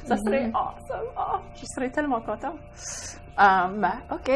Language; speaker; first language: French; non-native, local second language; English